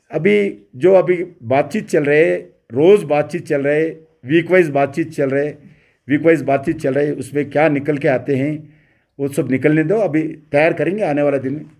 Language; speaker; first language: Hindi; non-native, local second language; Telugu